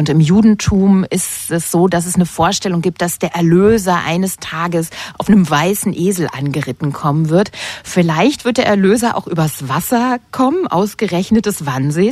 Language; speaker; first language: German; native; German